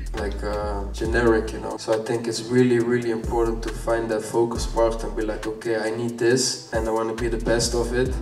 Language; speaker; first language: English; non-native, fluent; Dutch